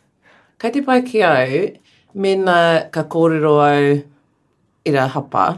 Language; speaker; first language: Māori; non-native, learner; English